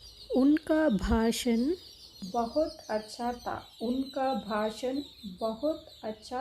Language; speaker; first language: Hindi; non-native, fluent; Sinhala